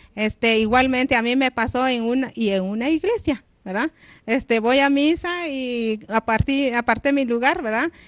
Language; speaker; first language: Spanish; non-native, local second language; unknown